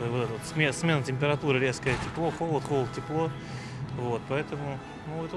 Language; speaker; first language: Russian; native; Russian